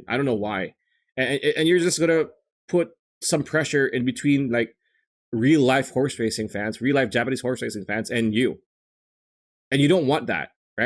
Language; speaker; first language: English; native; English